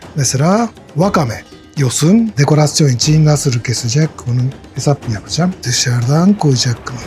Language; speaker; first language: Turkish; non-native, learner; Japanese